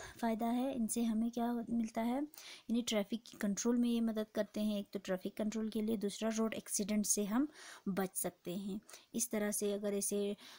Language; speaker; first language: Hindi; non-native, local second language; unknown